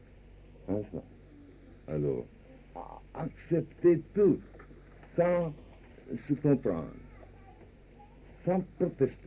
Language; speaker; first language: French; non-native, fluent; Japanese